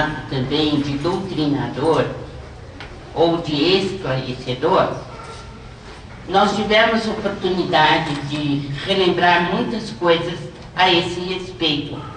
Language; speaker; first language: Portuguese; native; Portuguese